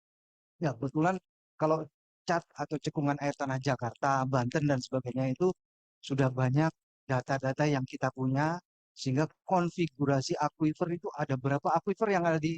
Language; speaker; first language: Indonesian; native; Indonesian